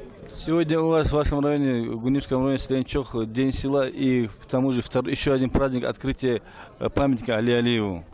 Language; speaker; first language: Russian; native; Russian